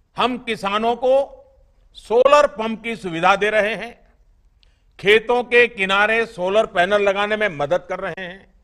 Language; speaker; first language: Hindi; non-native, local second language; Gujarati